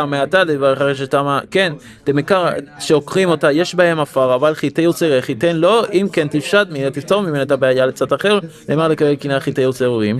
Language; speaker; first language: Hebrew; non-native, fluent; English